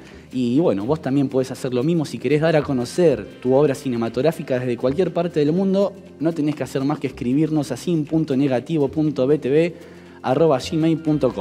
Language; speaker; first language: Spanish; native; Spanish